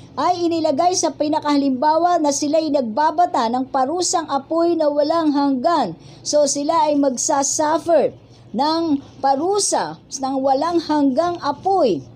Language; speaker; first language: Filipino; native; Filipino